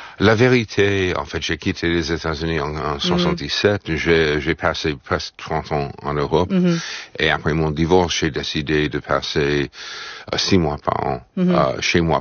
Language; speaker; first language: French; non-native, fluent; English